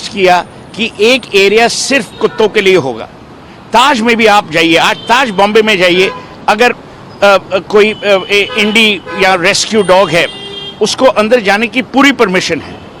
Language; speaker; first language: Hindi; native; Hindi